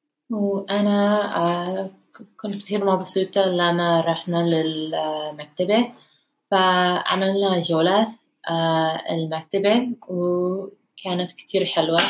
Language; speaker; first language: Arabic; non-native, learner; English